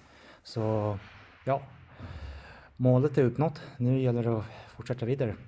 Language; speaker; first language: Swedish; non-native, fluent; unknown